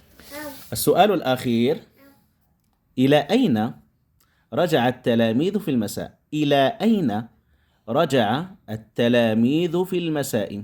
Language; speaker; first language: Arabic; non-native, fluent; Indonesian